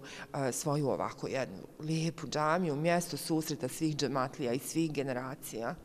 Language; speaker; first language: Croatian; native; Croatian